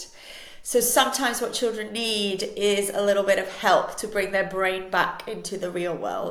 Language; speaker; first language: English; non-native, fluent; Spanish